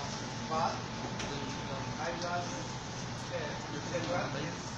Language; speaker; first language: English; non-native, learner; Spanish